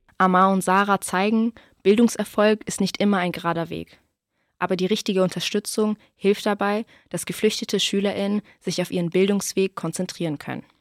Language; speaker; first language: German; native; German